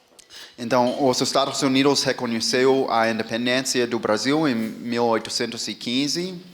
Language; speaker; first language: Portuguese; non-native, fluent; English